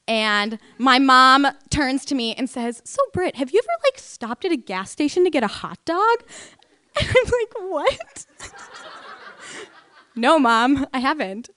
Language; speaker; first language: English; native; English